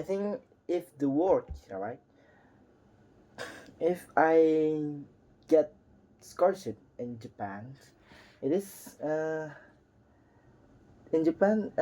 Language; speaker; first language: English; non-native, learner; Indonesian